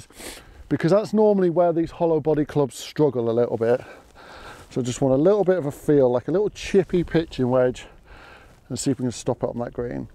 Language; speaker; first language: English; native; English